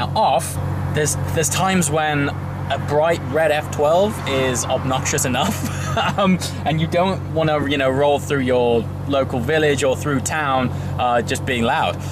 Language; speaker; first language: English; native; English